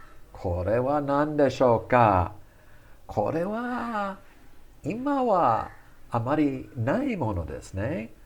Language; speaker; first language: Japanese; non-native, fluent; English